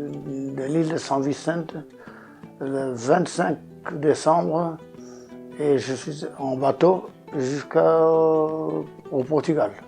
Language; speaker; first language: French; non-native, fluent; Portuguese